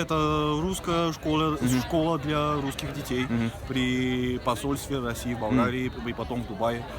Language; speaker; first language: Russian; early bilingual, other home language; Bulgarian